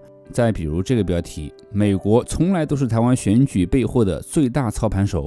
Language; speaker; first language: Chinese; native; Chinese